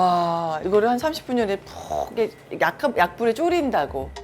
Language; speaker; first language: Korean; native; Korean